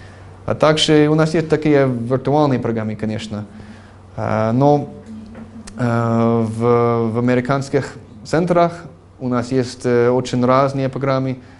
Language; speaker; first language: Russian; non-native, fluent; English